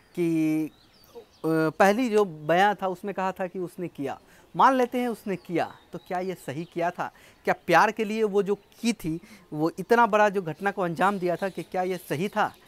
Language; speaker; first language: Hindi; native; Hindi